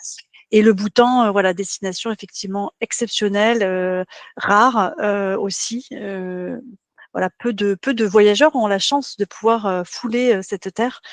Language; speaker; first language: French; native; French